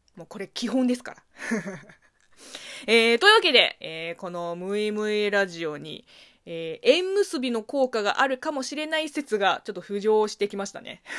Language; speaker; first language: Japanese; non-native, fluent; Chinese